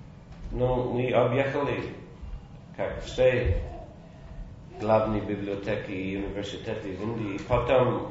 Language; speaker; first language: Russian; non-native, fluent; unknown